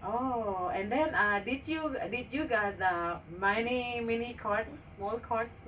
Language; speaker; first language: English; non-native, learner; Indonesian